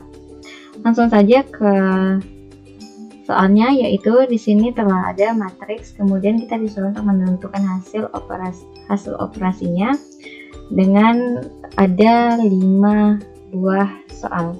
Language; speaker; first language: Indonesian; native; Indonesian